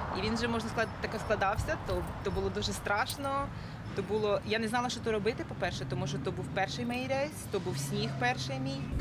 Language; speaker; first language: Ukrainian; native; Ukrainian